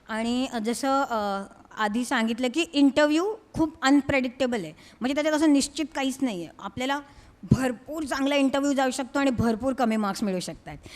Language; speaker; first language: Marathi; native; Marathi